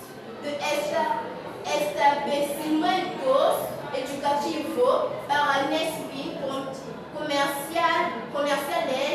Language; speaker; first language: Spanish; non-native, learner; French